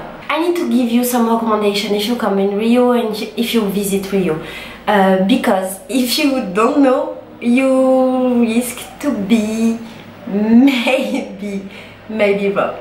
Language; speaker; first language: English; non-native, learner; French